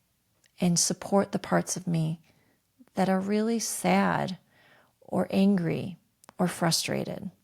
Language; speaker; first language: English; native; English